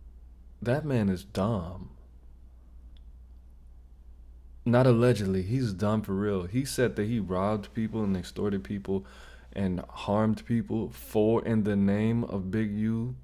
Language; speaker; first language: English; native; English